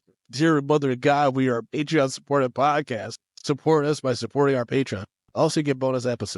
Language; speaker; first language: English; native; English